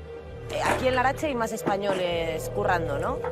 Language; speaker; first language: Spanish; native; Spanish